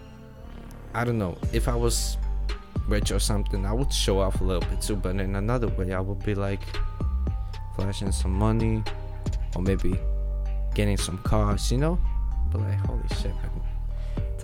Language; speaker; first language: English; non-native, fluent; Dutch